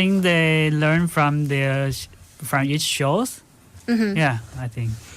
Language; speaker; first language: English; non-native, fluent; Chinese